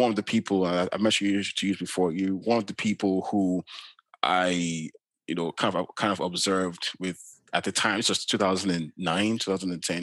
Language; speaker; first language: English; non-native, local second language; Yoruba